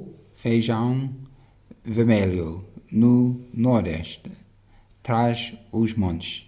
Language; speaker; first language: Portuguese; non-native, learner; English